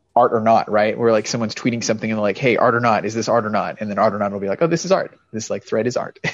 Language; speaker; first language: English; native; English